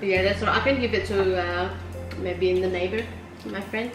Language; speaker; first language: English; non-native, fluent; Indonesian